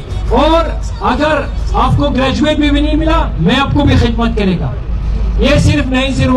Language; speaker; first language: Hindi; non-native, learner; Arabic